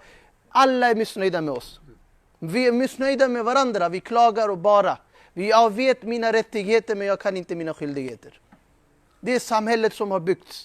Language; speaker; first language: Swedish; non-native, fluent; Urdu